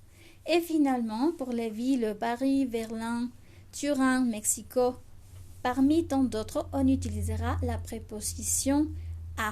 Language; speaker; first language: French; non-native, fluent; Spanish